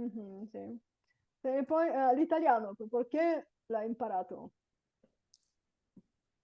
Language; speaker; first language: Italian; non-native, fluent; Bulgarian